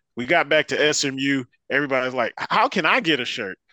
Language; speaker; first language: English; native; English